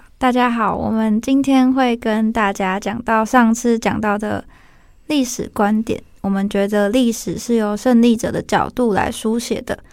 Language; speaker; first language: Chinese; native; Chinese